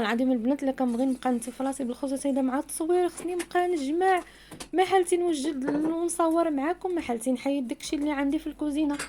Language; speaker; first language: Arabic; native; Arabic